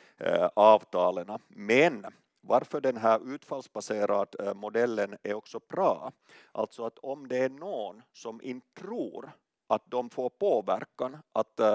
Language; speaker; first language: Swedish; non-native, local second language; Finnish